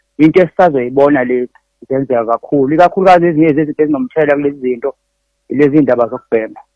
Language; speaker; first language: Zulu; native; Zulu